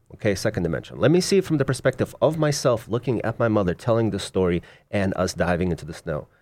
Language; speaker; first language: English; early bilingual, other home language; Russian